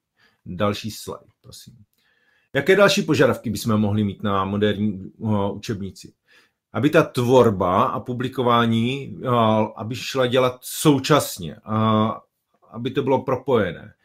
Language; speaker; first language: Czech; native; Czech